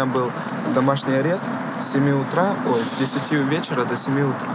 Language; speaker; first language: Russian; native; Russian